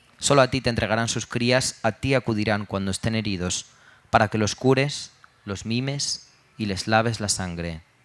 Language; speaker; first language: Spanish; early bilingual, other home language; Romanian